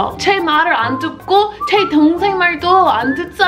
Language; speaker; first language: Korean; non-native, fluent; English